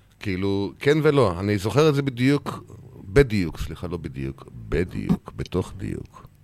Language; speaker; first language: Hebrew; native; Hebrew